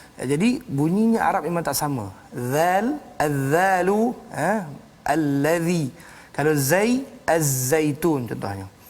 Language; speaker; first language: Malay; native; Malay